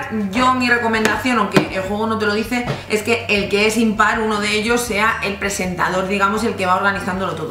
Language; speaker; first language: Spanish; native; Spanish